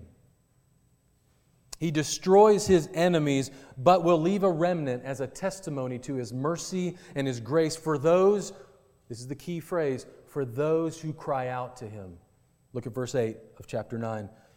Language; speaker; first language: English; native; English